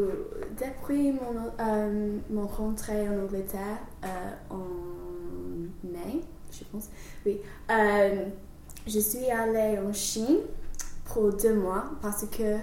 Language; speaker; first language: French; non-native, learner; English